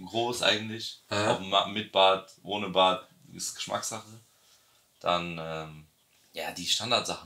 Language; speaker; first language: German; early bilingual, other home language; Albanian